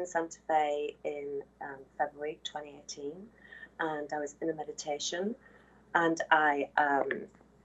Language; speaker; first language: English; native; English